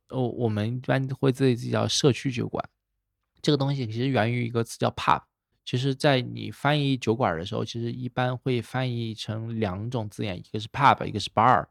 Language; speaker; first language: Chinese; native; Chinese